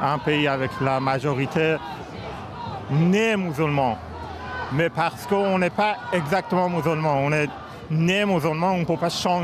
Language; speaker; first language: French; non-native, fluent; Persian